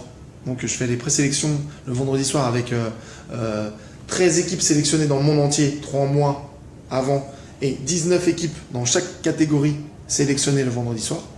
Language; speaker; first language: French; native; French